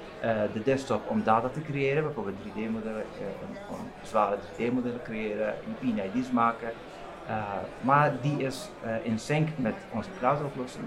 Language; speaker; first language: Dutch; non-native, fluent; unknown